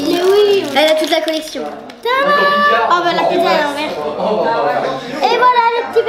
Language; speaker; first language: French; native; French